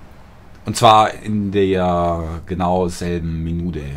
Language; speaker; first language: German; native; German